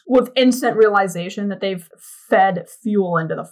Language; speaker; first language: English; native; English